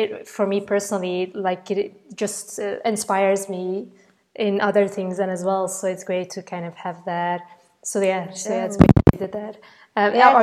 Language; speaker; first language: English; non-native, fluent; Dutch